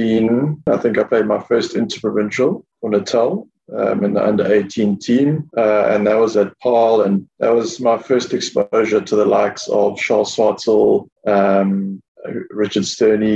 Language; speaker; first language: English; native; English